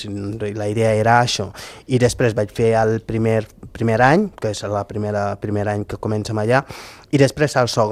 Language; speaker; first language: Catalan; non-native, fluent; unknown